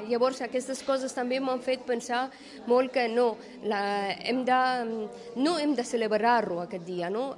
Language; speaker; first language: Catalan; non-native, fluent; Persian